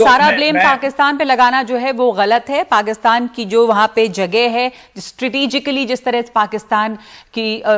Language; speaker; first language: Hindi; native; Hindi